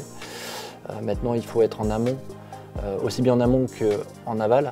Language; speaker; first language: French; native; French